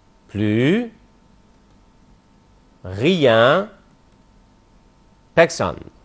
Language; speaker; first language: French; non-native, fluent; Arabic